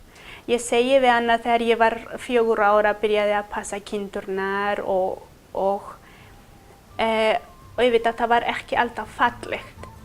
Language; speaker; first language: Icelandic; non-native, fluent; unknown